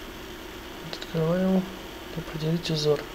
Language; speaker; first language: Russian; native; Russian